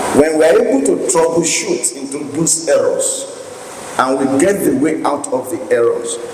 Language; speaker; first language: English; non-native, local second language; Yoruba